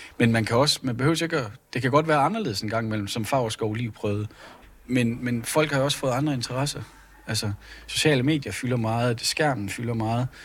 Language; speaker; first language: Danish; native; Danish